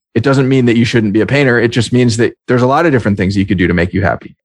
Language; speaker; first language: English; native; English